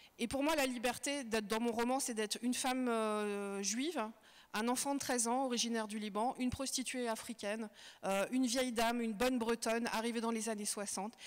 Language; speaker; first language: French; early bilingual, other home language; Kabyle